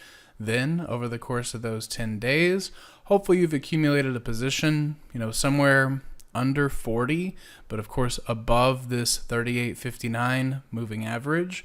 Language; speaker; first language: English; native; English